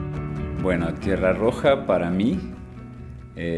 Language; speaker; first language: Spanish; non-native, fluent; Italian